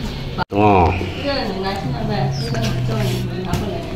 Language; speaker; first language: Chinese; native; Chinese